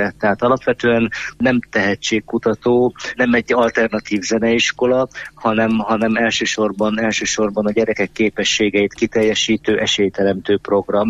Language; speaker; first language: Hungarian; native; Hungarian